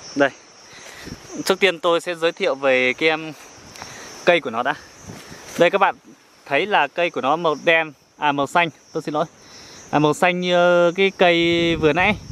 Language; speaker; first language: Vietnamese; non-native, local second language; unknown